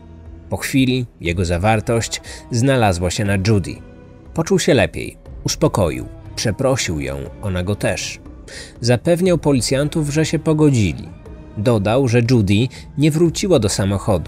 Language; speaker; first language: Polish; native; Polish